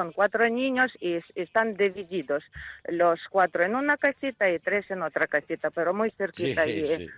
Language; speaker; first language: Spanish; non-native, fluent; Ukrainian